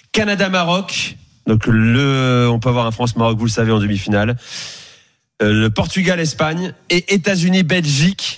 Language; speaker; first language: French; native; French